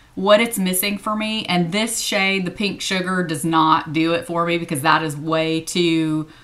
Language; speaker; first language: English; native; English